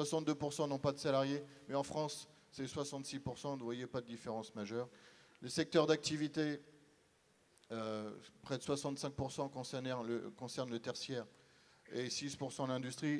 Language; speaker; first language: French; native; French